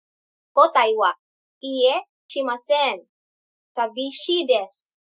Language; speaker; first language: Japanese; non-native, learner; English